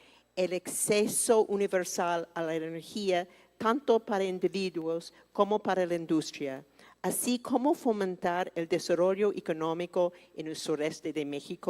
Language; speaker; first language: Spanish; non-native, fluent; English